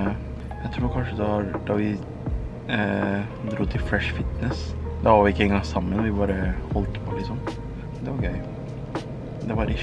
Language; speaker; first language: Norwegian; early bilingual, other home language; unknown